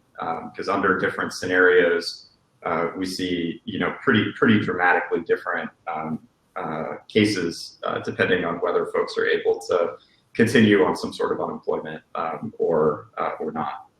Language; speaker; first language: English; native; English